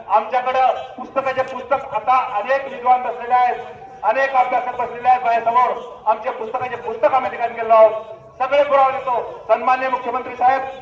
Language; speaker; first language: Marathi; non-native, local second language; Lambadi